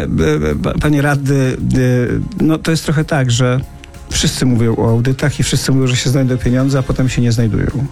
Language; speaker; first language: Polish; native; Polish